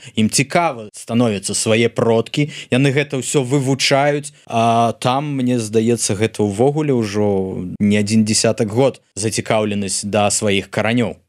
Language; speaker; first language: Belarusian; non-native, local second language; Russian